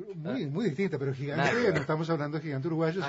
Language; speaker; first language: Spanish; native; Spanish